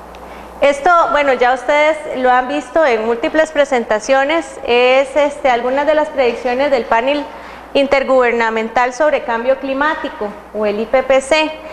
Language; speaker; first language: Spanish; native; Spanish